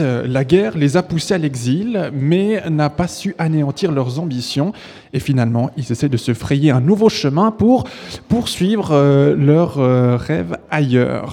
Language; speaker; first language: French; native; French